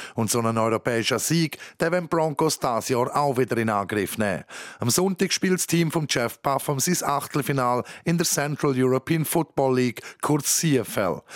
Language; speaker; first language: German; native; German